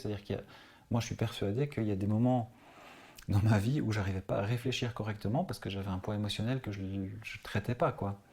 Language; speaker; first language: French; native; French